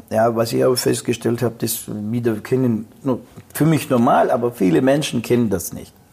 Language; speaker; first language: German; non-native, fluent; Russian